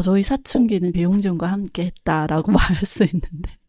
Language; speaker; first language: Korean; native; Korean